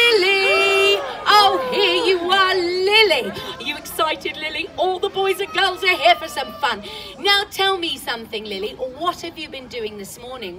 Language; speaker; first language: English; native; English